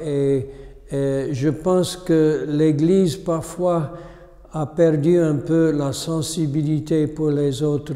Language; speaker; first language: French; non-native, fluent; English